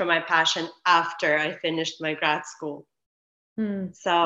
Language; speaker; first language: English; non-native, fluent; Ukrainian